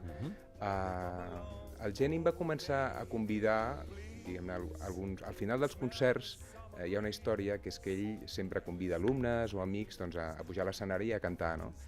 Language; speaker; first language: Catalan; native; Catalan